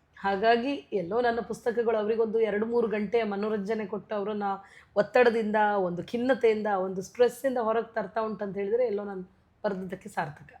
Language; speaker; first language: Kannada; non-native, local second language; Tulu